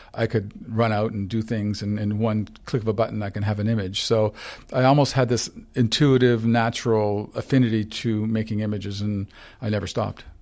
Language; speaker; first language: English; non-native, fluent; Ukrainian